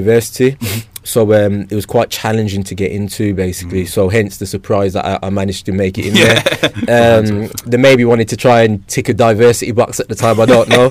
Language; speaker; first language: English; native; English